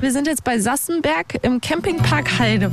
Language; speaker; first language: German; native; German